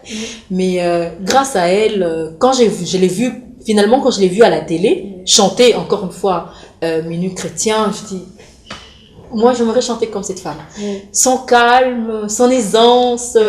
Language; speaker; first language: French; non-native, local second language; Lingala